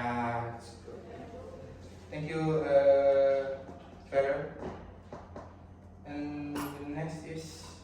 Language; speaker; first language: English; non-native, learner; Indonesian